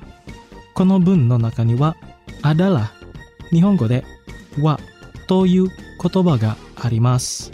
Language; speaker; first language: Japanese; non-native, fluent; Indonesian